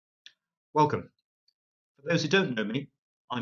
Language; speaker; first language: English; native; English